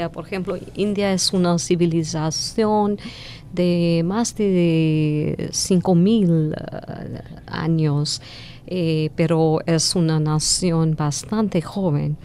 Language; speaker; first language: Spanish; non-native, fluent; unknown